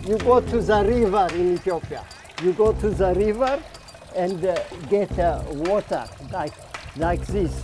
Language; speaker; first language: English; non-native, learner; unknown